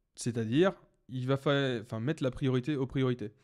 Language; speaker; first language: French; native; French